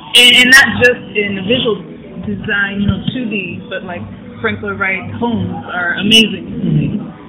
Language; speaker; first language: English; native; English